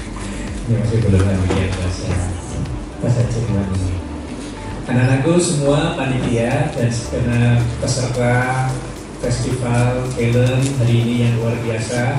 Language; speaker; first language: Indonesian; native; Indonesian